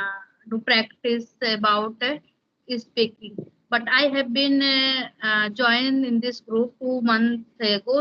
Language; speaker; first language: English; non-native, learner; Hindi